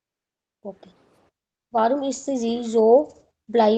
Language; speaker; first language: German; non-native, learner; Hindi